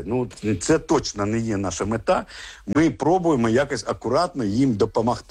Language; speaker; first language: Ukrainian; native; Ukrainian